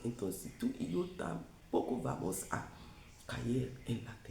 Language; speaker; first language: Spanish; non-native, fluent; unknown